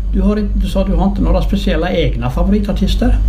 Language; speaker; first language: Swedish; native; Swedish